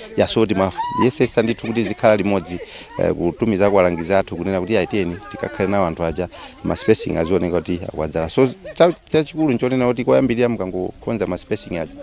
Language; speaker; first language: Nyanja; native; Nyanja